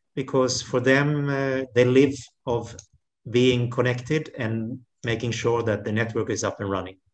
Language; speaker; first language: English; non-native, fluent; Swedish